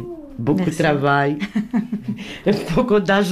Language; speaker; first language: French; non-native, learner; Romany